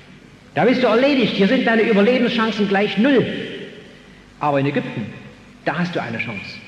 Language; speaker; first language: German; native; German